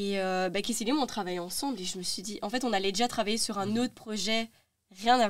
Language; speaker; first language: French; native; French